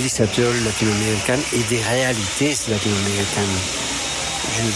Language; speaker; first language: French; non-native, fluent; Spanish